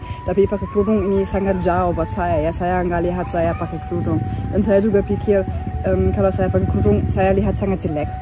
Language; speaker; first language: Indonesian; non-native, fluent; German